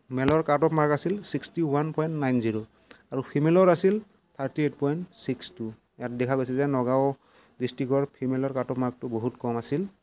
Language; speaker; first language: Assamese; non-native, local second language; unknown